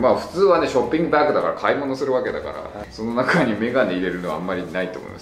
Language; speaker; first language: Japanese; native; Japanese